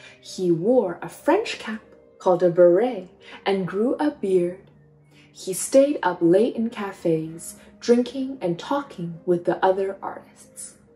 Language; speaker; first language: English; native; English